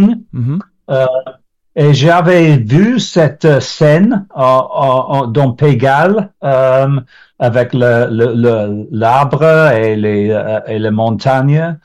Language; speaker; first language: French; non-native, learner; English